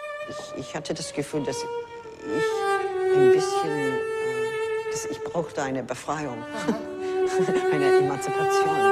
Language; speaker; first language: German; non-native, fluent; English